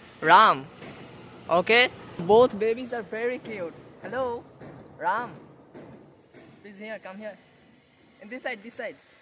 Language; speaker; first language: English; non-native, local second language; Bangla